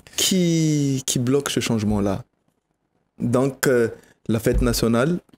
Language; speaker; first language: French; non-native, local second language; Malagasy